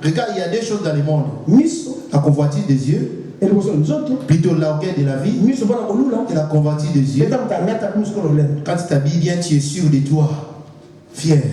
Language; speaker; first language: French; non-native, local second language; Lingala